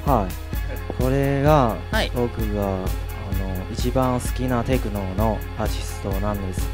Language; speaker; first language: Japanese; non-native, fluent; Chinese